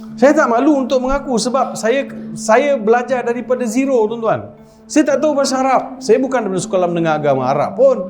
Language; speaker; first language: Malay; non-native, local second language; Tamil